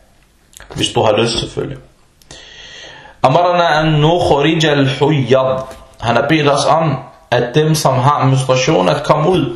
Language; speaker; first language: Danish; non-native, fluent; Arabic